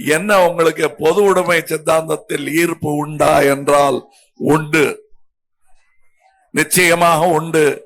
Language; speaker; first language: Tamil; native; Tamil